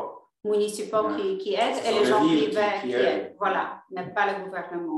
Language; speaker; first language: French; non-native, fluent; Polish